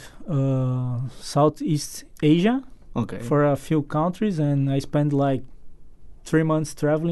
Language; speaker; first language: English; non-native, fluent; Portuguese